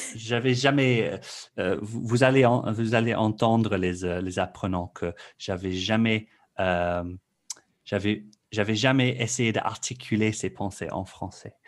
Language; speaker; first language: French; non-native, fluent; English